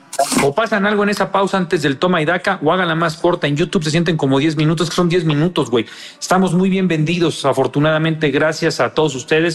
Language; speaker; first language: Spanish; native; Spanish